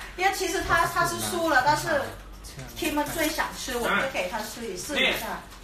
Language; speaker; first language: Chinese; non-native, fluent; Thai